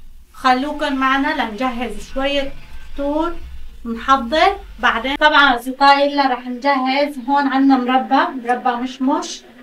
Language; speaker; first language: Arabic; non-native, local second language; Kurdish